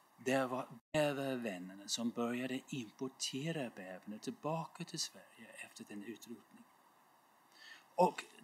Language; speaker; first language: Swedish; non-native, learner; English